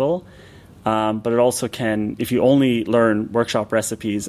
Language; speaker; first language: English; native; English